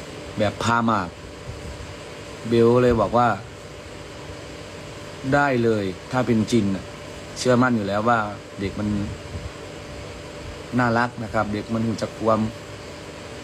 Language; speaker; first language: Thai; native; Thai